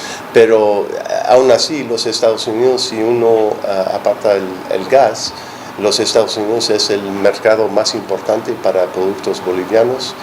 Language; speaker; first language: Spanish; non-native, fluent; English